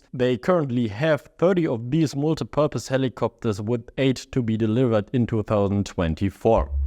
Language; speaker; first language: English; non-native, fluent; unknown